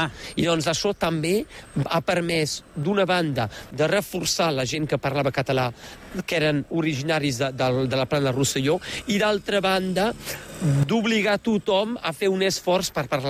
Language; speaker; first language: Catalan; native; Catalan